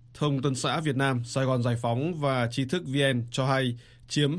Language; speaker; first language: Vietnamese; native; Vietnamese